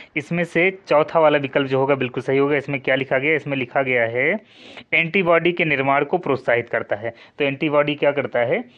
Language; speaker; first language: Hindi; native; Hindi